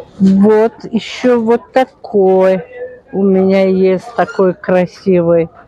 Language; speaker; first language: Russian; non-native, local second language; Azerbaijani